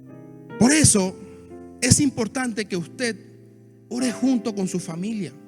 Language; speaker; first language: Spanish; native; Spanish